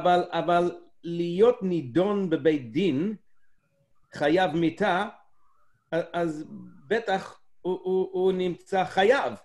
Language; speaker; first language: Hebrew; non-native, fluent; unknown